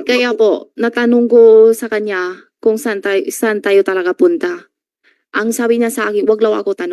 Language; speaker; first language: Filipino; non-native, learner; Chinese